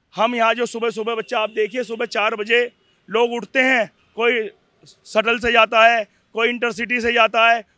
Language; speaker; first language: Hindi; native; Hindi